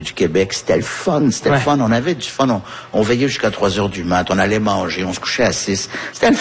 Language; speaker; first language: French; early bilingual, heritage; French